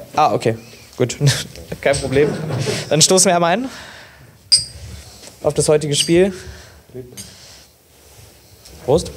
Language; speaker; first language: German; native; German